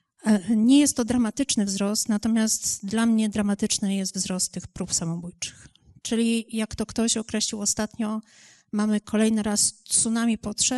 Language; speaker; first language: Polish; native; Polish